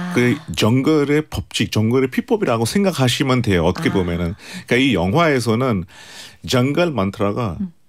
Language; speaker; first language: Korean; non-native, fluent; Hindi